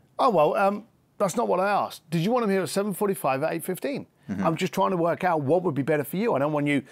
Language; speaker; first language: English; native; English